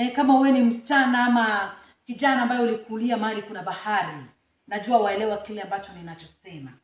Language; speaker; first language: Swahili; non-native, local second language; Luo (Kenya and Tanzania)